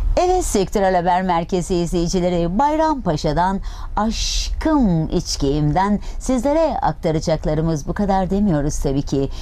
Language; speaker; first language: Turkish; native; Turkish